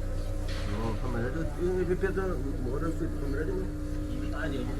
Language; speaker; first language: Chinese; native; Chinese